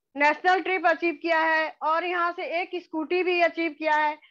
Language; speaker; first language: Hindi; native; Hindi